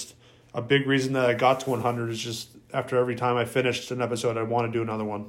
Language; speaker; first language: English; native; English